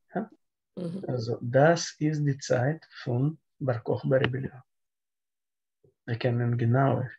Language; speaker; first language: German; non-native, learner; Russian